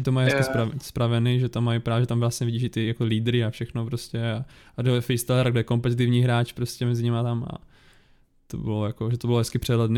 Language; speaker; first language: Czech; native; Czech